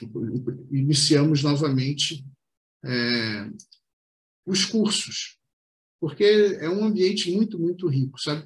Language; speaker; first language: Portuguese; native; Portuguese